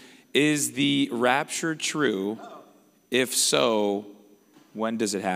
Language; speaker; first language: English; native; English